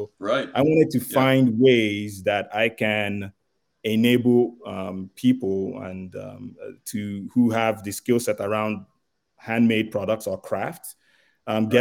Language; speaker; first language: English; non-native, local second language; Igbo